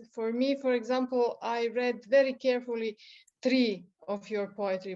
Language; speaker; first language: English; non-native, fluent; Serbian